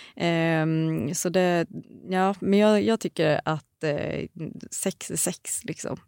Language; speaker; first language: Swedish; native; Swedish